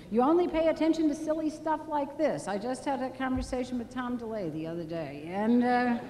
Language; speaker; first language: English; native; English